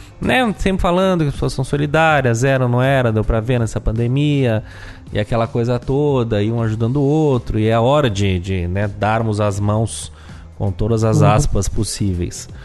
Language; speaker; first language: Portuguese; native; Portuguese